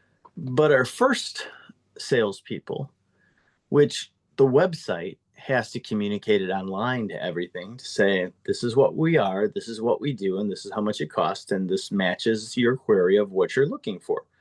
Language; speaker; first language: English; native; English